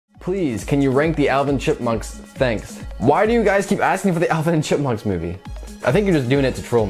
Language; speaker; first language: English; native; English